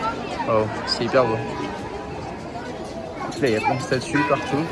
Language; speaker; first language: French; native; French